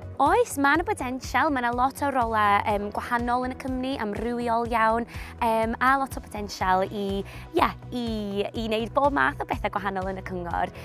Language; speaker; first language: Welsh; non-native, local second language; English